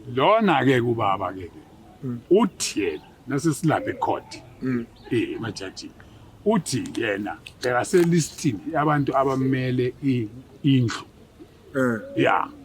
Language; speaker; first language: Zulu; native; Zulu